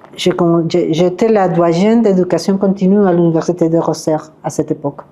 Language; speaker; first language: French; non-native, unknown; Spanish